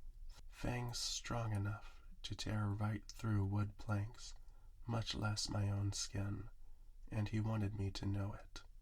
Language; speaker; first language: English; native; English